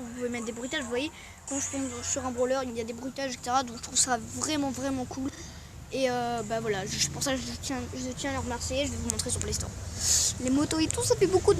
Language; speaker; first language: French; native; French